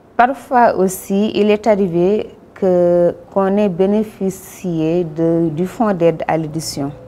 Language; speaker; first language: French; non-native, local second language; Wolof